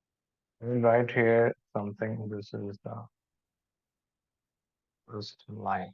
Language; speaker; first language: English; non-native, local second language; Hindi